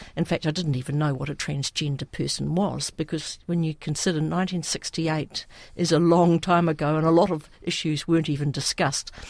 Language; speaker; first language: English; early bilingual, other home language; Sinhala